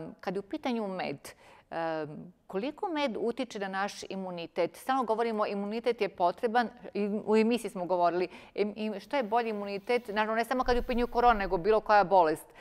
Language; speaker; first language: Serbian; native; Serbian